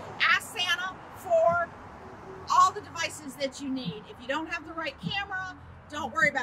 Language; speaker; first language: English; native; English